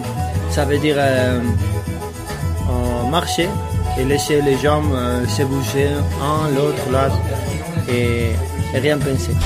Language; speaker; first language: French; non-native, learner; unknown